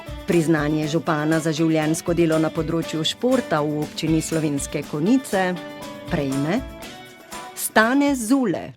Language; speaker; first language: Slovenian; native; Slovenian